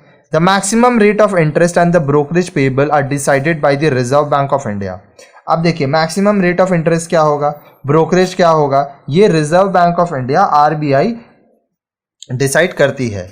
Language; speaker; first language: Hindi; native; Hindi